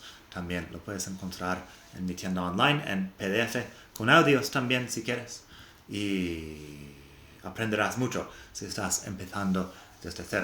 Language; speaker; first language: Spanish; non-native, fluent; English